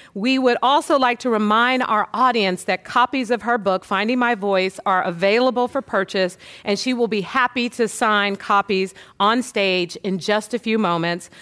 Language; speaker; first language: English; native; English